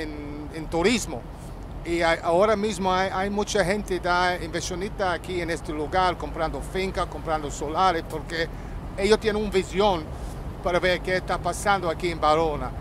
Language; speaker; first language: Spanish; early bilingual, heritage; Spanish